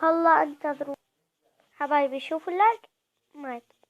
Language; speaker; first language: Arabic; native; Arabic